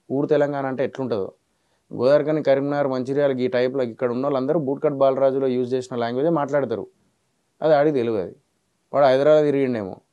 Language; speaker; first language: Telugu; native; Telugu